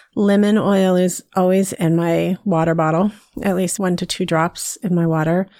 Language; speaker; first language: English; native; English